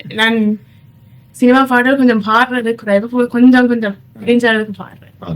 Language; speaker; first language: Tamil; early bilingual, heritage; Tamil